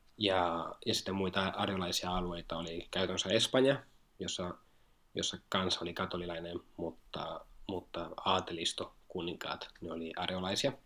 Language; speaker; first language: Finnish; non-native, fluent; Spanish